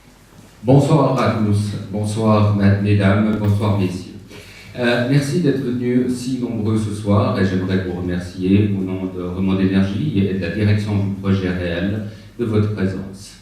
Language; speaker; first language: French; native; French